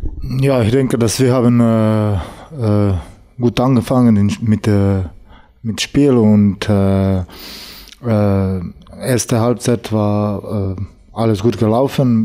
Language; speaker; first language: German; non-native, learner; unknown